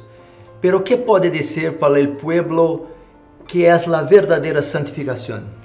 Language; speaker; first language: Spanish; non-native, learner; Portuguese